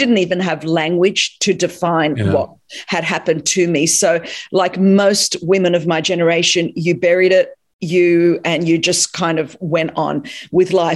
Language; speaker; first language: English; non-native, local second language; Greek